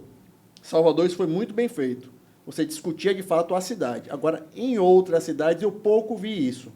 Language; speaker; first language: Portuguese; native; Portuguese